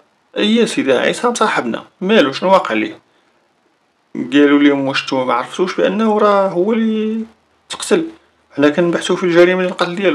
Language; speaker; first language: Arabic; native; Arabic